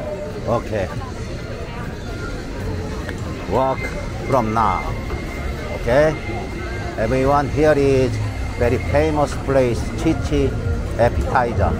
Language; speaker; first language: English; non-native, learner; Korean